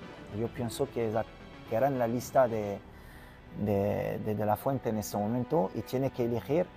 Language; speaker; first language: Spanish; non-native, fluent; French